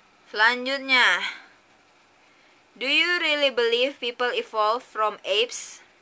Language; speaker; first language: English; non-native, learner; Indonesian